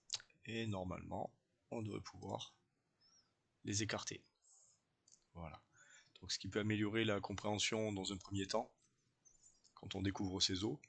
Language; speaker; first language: French; native; French